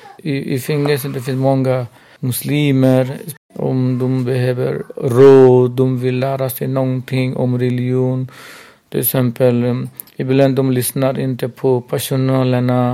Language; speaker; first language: Swedish; non-native, local second language; Burmese